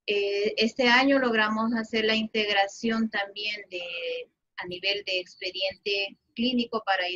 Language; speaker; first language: Spanish; native; Spanish